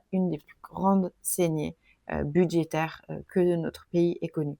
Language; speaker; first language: French; native; French